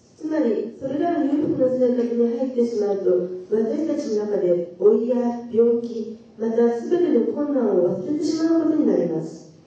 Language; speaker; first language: Japanese; native; Japanese